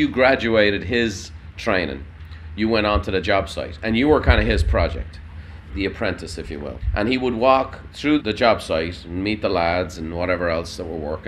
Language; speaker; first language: English; native; English